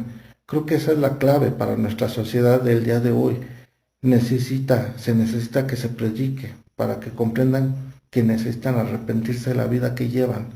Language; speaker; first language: Spanish; native; Spanish